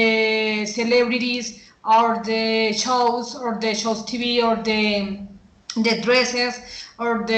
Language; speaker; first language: English; non-native, learner; Spanish